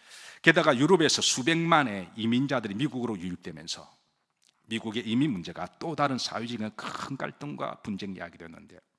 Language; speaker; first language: Korean; native; Korean